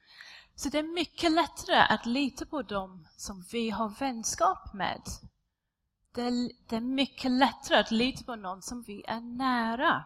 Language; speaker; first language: Swedish; non-native, fluent; English